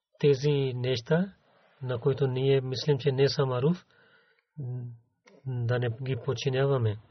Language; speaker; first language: Bulgarian; non-native, learner; Urdu